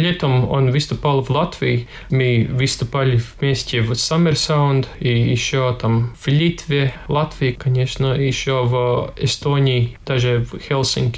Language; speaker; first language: Russian; non-native, local second language; Latvian